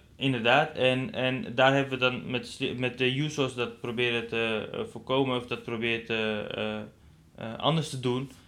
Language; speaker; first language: Dutch; non-native, fluent; Persian